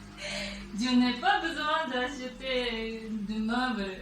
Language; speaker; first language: French; non-native, learner; Japanese